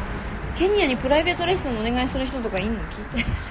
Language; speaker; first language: Japanese; native; Japanese